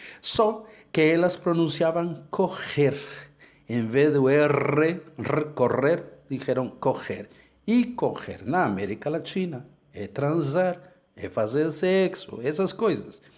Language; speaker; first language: Portuguese; non-native, fluent; Spanish